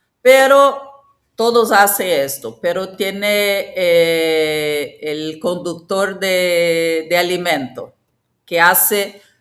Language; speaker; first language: Spanish; non-native, fluent; Portuguese